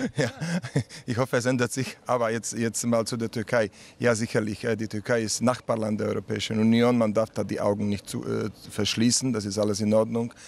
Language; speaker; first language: German; non-native, fluent; Slovak